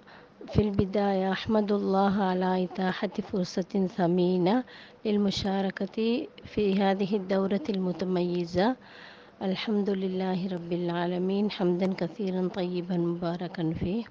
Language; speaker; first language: Arabic; non-native, fluent; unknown